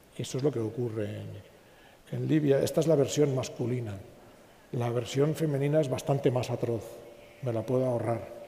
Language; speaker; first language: Spanish; native; Spanish